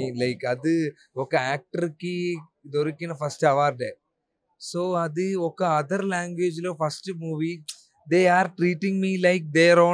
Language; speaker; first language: Telugu; non-native, learner; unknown